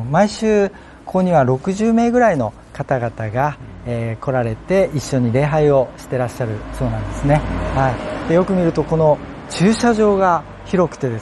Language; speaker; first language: Japanese; native; Japanese